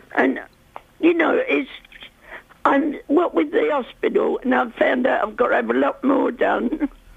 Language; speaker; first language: English; native; English